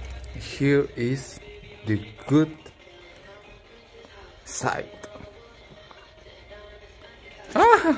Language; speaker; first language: English; non-native, learner; Spanish